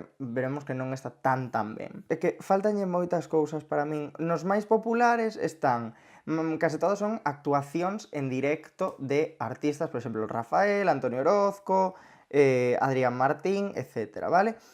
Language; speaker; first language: Galician; non-native, local second language; Spanish